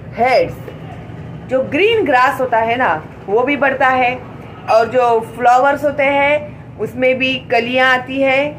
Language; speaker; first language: Hindi; non-native, local second language; Marathi